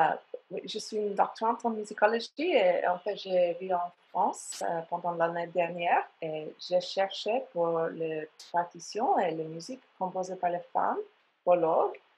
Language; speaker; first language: French; non-native, fluent; English